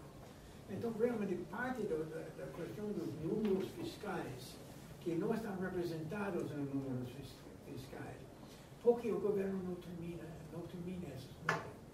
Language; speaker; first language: Portuguese; non-native, fluent; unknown